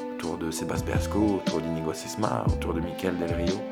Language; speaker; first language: French; native; French